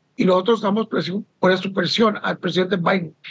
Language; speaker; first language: Spanish; early bilingual, heritage; Spanish